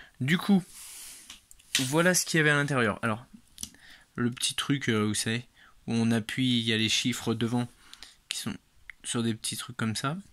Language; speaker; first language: French; native; French